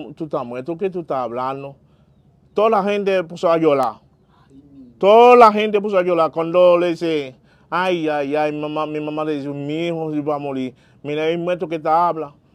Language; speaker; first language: Spanish; non-native, learner; Haitian Creole